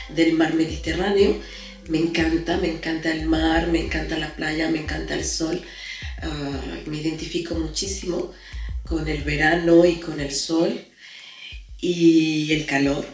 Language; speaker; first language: Spanish; native; Spanish